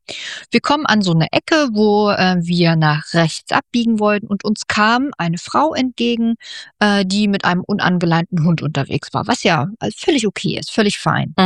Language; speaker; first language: German; native; German